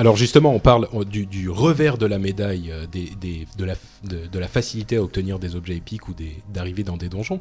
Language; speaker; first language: French; native; French